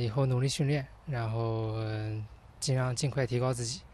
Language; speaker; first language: Dutch; non-native, learner; Chinese